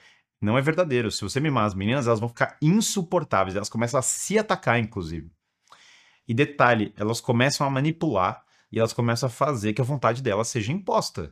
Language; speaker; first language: Portuguese; native; Portuguese